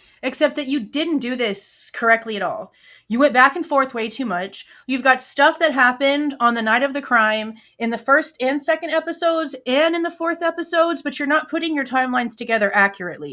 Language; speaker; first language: English; native; English